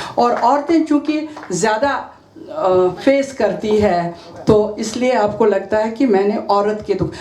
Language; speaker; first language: Urdu; non-native, local second language; Kashmiri